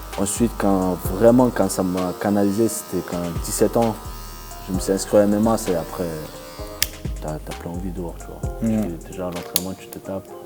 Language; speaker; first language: French; early bilingual, other home language; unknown